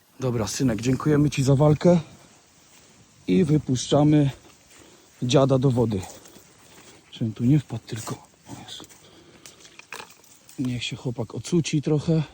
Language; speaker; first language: Polish; native; Polish